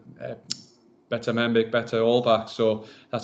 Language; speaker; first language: English; native; English